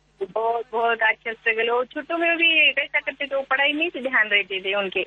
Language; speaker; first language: Hindi; non-native, local second language; Marathi